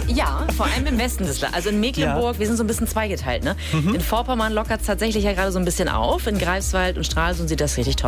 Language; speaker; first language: German; native; German